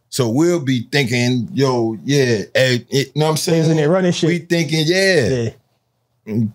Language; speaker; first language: English; native; English